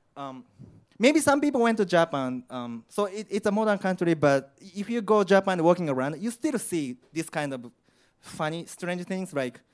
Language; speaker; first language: English; non-native, learner; Japanese